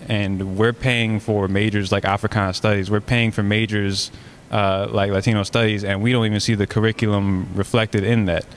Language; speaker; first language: English; native; English